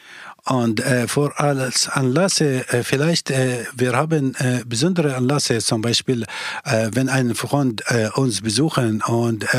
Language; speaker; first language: German; non-native, learner; Persian